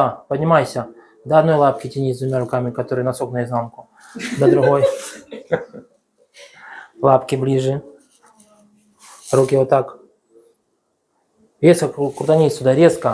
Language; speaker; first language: Russian; native; Russian